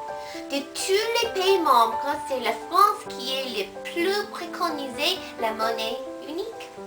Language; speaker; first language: French; non-native, learner; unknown